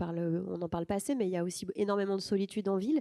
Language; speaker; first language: French; native; French